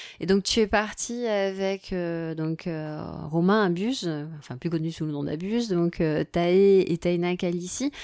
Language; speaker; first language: French; native; French